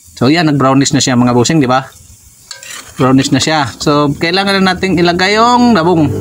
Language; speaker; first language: Filipino; non-native, local second language; Cebuano